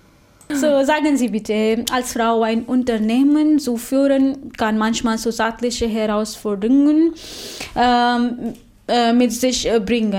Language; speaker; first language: German; non-native, fluent; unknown